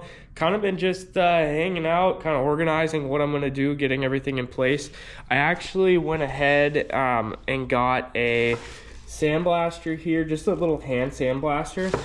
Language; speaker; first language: English; native; English